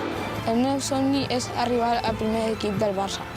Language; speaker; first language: Catalan; early bilingual, other home language; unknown